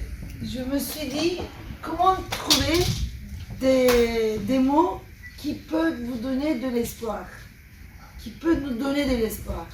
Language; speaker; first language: French; non-native, fluent; Turkish